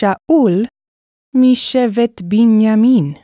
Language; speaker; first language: Hebrew; non-native, fluent; English